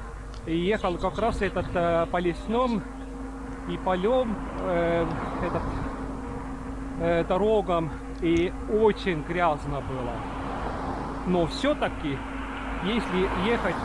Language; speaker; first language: Russian; non-native, local second language; Estonian